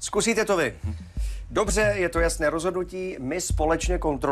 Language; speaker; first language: Czech; native; Czech